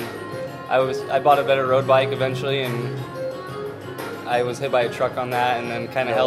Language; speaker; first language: English; native; English